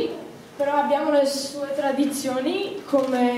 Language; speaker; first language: Italian; early bilingual, heritage; Slovak